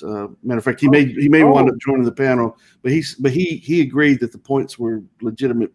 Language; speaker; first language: English; native; English